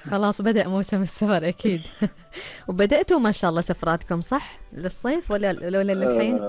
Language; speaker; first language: Arabic; native; Arabic